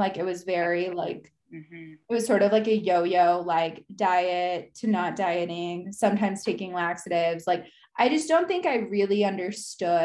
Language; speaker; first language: English; native; English